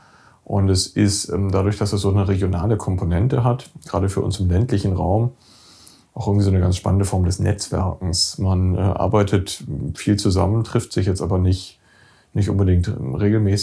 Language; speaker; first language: German; native; German